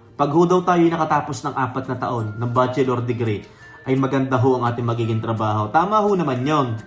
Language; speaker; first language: Filipino; native; Filipino